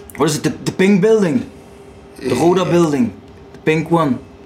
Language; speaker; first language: English; non-native, fluent; Dutch